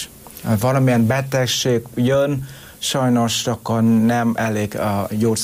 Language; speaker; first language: Hungarian; non-native, learner; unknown